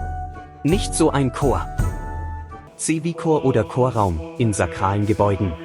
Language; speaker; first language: German; native; German